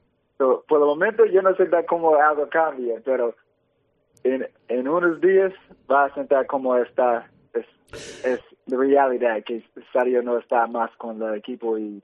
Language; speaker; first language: Spanish; early bilingual, heritage; English